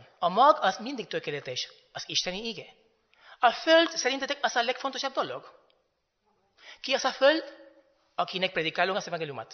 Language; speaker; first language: Hungarian; non-native, fluent; Spanish